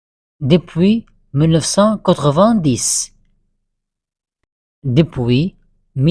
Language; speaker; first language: French; non-native, fluent; Arabic